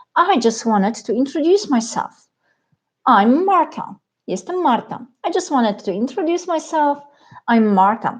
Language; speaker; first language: English; non-native, fluent; Polish